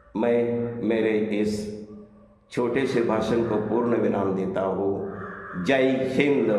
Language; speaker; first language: Hindi; non-native, local second language; Marathi